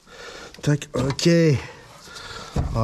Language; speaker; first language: French; native; French